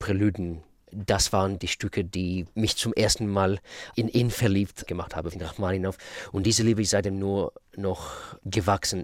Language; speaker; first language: German; non-native, fluent; Russian